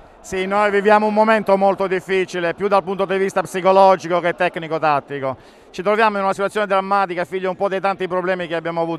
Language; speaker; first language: Italian; native; Italian